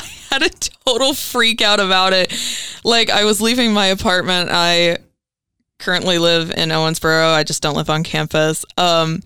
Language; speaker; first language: English; native; English